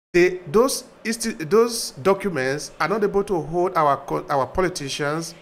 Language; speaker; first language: English; non-native, local second language; Bini